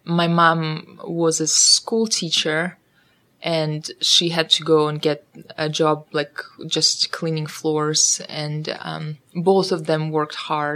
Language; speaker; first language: English; non-native, fluent; Russian